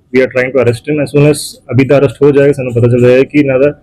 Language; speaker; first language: Hindi; non-native, local second language; Punjabi